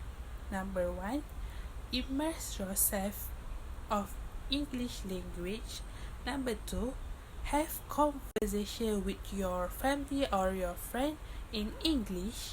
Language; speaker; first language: English; non-native, local second language; Malay